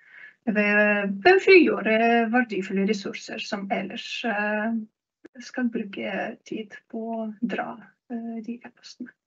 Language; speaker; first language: Norwegian; non-native, fluent; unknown